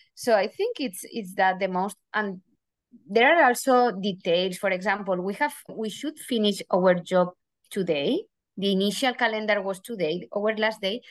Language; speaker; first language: English; non-native, fluent; Spanish